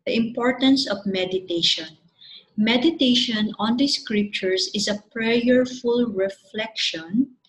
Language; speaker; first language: English; non-native, local second language; Filipino